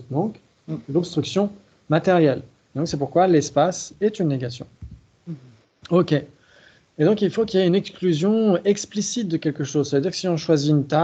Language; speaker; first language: French; native; French